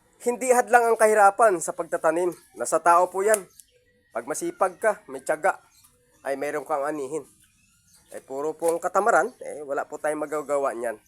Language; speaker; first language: Filipino; non-native, local second language; Hiligaynon